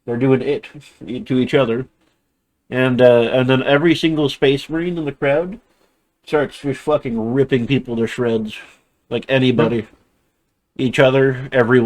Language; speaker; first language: English; native; English